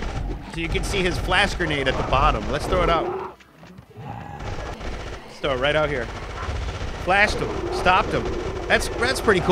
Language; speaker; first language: English; native; English